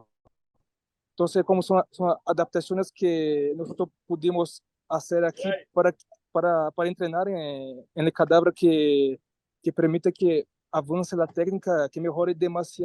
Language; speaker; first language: Spanish; non-native, learner; Portuguese